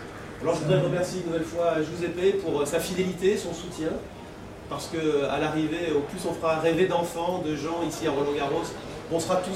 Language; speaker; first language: French; native; French